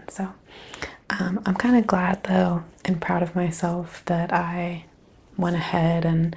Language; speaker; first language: English; native; English